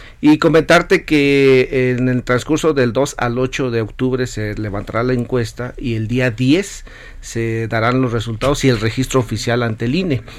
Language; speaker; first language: Spanish; native; Spanish